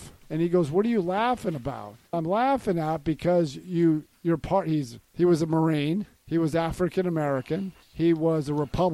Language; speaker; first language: English; native; English